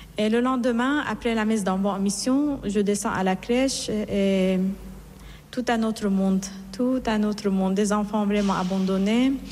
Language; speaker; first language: French; non-native, fluent; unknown